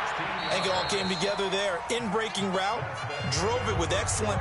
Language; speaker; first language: English; native; English